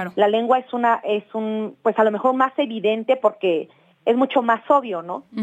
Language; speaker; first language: Spanish; native; Spanish